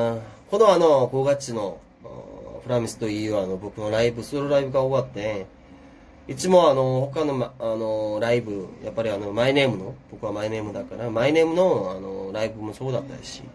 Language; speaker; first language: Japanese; non-native, fluent; Korean